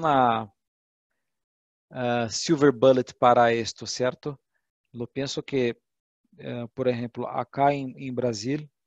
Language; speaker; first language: Portuguese; non-native, learner; Spanish